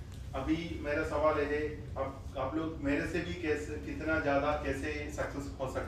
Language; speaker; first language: Hindi; non-native, fluent; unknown